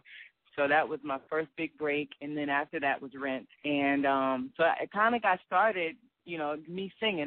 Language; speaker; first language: English; native; English